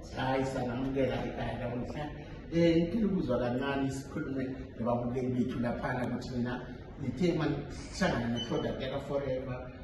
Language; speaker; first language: Zulu; non-native, local second language; Northern Sotho